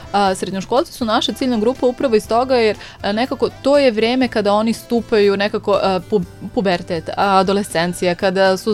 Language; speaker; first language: Serbian; native; Serbian